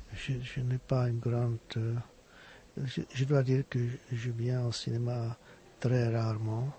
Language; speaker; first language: French; non-native, fluent; Czech